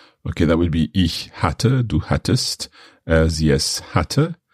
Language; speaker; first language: German; non-native, learner; English